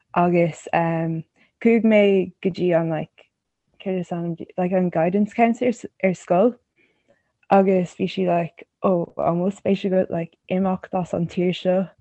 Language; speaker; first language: Irish; non-native, local second language; English